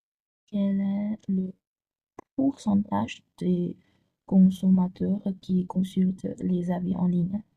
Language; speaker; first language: French; non-native, learner; Chinese